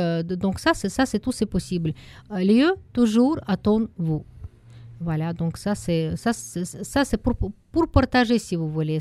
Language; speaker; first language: French; non-native, learner; Russian